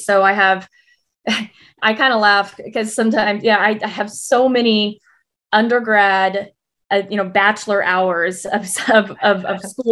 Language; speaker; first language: English; native; English